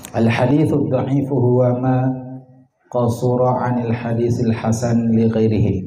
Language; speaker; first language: Arabic; non-native, fluent; Indonesian